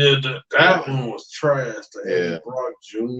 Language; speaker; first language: English; native; English